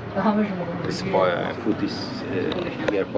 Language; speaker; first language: English; non-native, learner; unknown